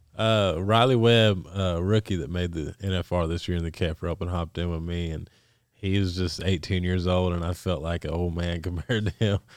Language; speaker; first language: English; native; English